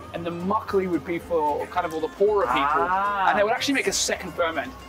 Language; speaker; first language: English; native; English